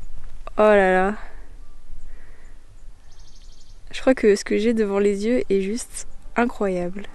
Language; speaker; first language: French; native; French